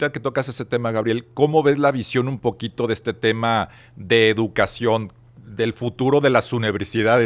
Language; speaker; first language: Spanish; native; Spanish